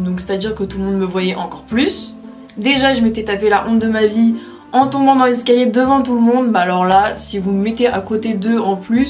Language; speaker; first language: French; native; French